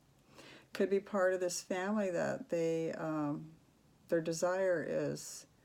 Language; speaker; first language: English; native; English